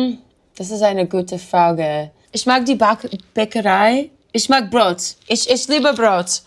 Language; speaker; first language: German; non-native, learner; English